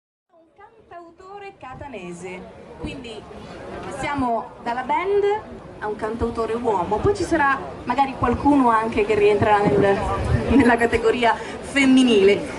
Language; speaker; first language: Italian; native; Italian